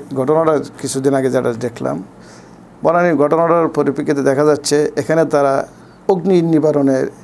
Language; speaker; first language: Bangla; native; Bangla